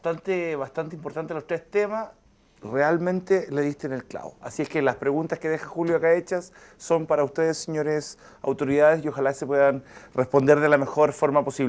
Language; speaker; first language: Spanish; native; Spanish